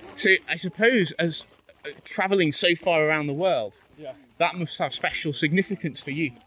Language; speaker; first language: English; native; English